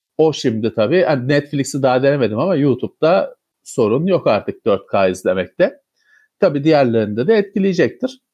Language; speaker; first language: Turkish; native; Turkish